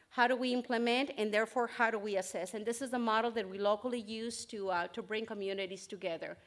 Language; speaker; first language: English; early bilingual, other home language; Spanish